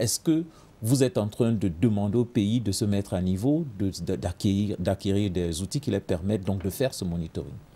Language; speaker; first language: French; non-native, local second language; English